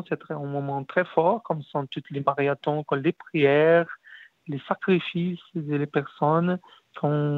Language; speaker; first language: French; non-native, learner; Portuguese